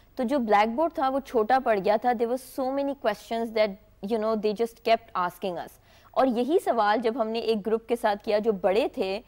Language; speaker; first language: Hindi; native; Hindi